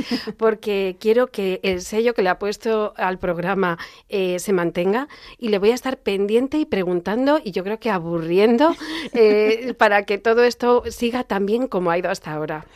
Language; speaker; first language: Spanish; native; Spanish